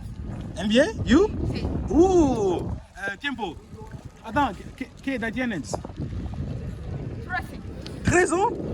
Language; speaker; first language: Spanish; non-native, learner; French